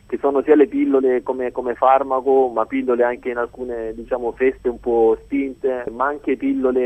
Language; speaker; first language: Italian; native; Italian